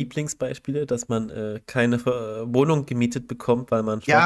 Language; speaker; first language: German; native; German